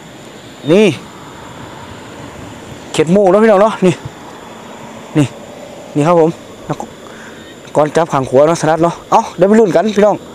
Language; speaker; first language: Thai; non-native, local second language; Northeastern Thai